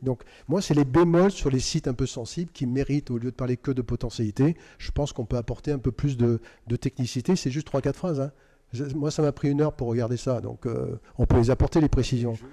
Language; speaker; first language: French; native; French